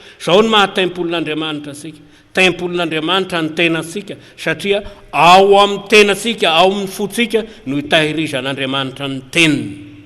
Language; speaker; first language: Malagasy; native; Malagasy